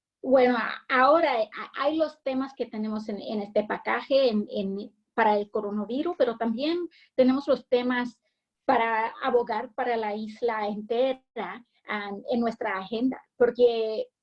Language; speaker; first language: Spanish; early bilingual, heritage; English